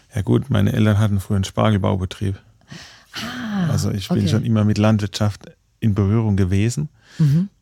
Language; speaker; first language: German; native; German